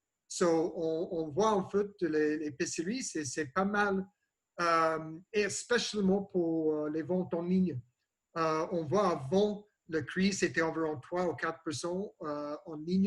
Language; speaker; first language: French; non-native, learner; English